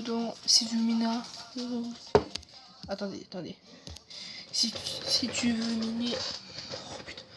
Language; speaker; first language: French; native; French